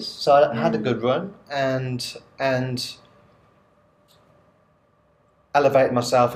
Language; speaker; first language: English; native; English